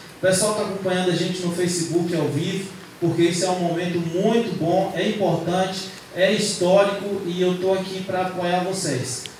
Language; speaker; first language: Portuguese; native; Portuguese